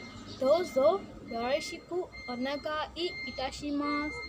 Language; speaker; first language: Japanese; non-native, learner; Burmese